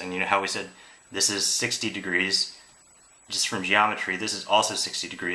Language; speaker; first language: English; native; English